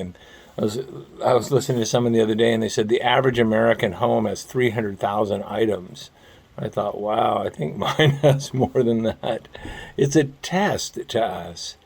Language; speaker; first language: English; native; English